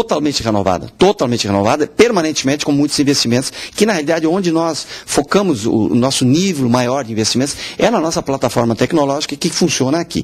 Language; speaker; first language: Portuguese; native; Portuguese